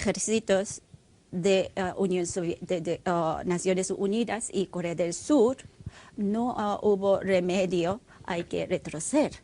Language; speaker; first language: Spanish; non-native, fluent; Korean